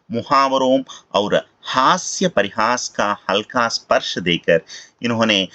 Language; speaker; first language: Hindi; non-native, local second language; Telugu